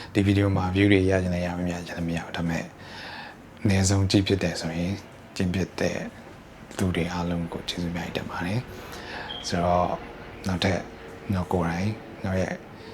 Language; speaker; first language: Burmese; early bilingual, heritage; Burmese